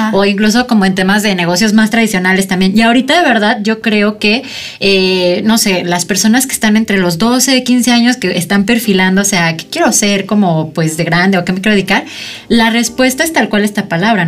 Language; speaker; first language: Spanish; native; Spanish